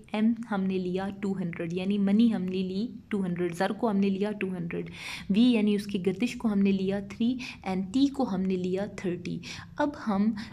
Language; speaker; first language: Urdu; non-native, local second language; Punjabi